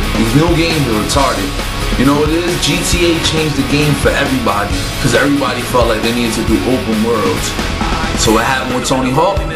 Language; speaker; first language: English; native; English